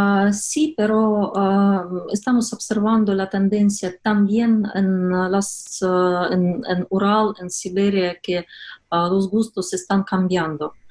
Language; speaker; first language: Spanish; non-native, fluent; Russian